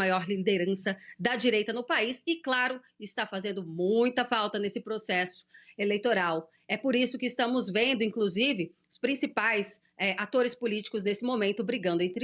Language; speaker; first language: Portuguese; native; Portuguese